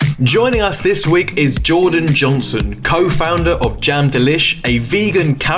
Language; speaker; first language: English; native; English